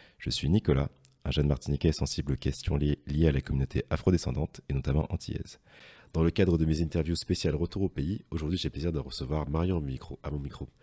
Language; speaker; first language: French; native; French